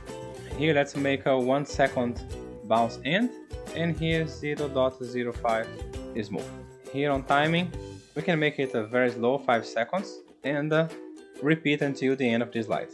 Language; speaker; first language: English; non-native, fluent; Portuguese